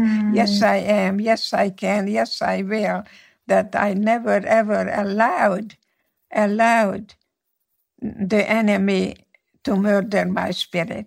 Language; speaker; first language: English; non-native, fluent; Hungarian